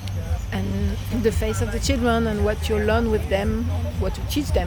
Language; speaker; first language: English; non-native, fluent; French